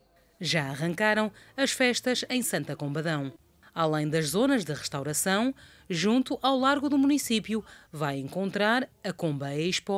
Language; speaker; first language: Portuguese; native; Portuguese